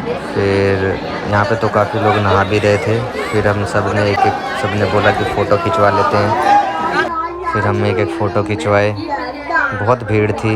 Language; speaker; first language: Hindi; native; Hindi